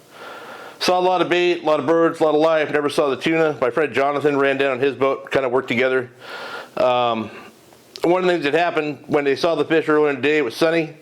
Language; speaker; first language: English; native; English